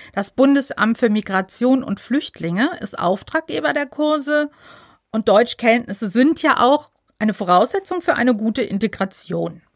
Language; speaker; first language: German; native; German